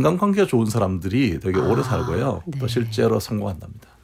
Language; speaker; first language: Korean; native; Korean